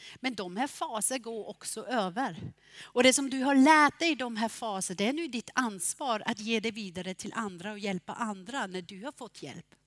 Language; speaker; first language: Swedish; non-native, fluent; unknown